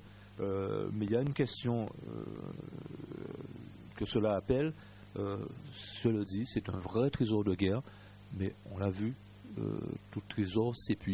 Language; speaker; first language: French; native; French